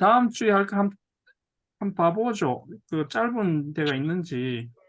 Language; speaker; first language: Korean; native; Korean